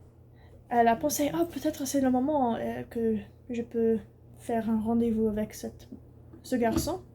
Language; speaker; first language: French; non-native, learner; English